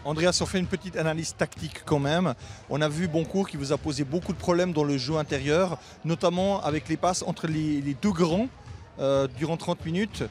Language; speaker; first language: French; native; French